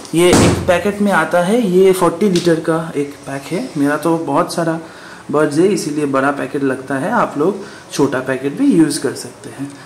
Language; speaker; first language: Hindi; non-native, local second language; Bangla